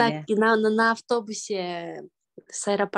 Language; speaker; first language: Russian; non-native, local second language; Kyrgyz